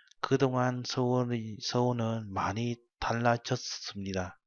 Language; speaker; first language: Korean; non-native, fluent; Vietnamese